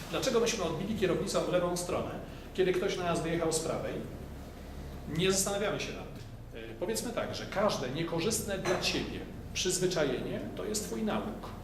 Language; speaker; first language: Polish; native; Polish